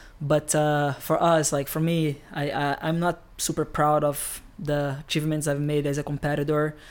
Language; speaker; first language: English; non-native, fluent; Portuguese